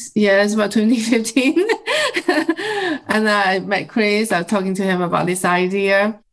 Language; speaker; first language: English; non-native, fluent; Chinese